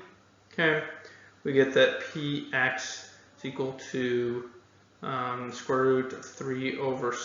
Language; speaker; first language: English; native; English